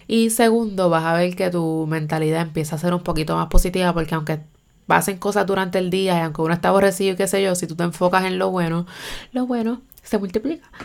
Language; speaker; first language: Spanish; native; Spanish